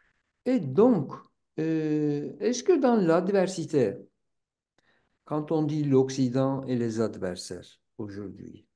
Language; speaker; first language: French; non-native, fluent; Turkish